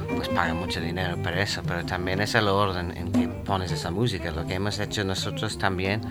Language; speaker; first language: Spanish; non-native, fluent; English